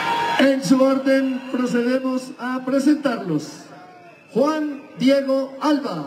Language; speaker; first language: Spanish; native; Spanish